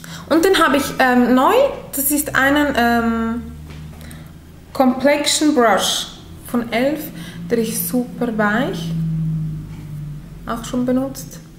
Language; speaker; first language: German; non-native, fluent; Italian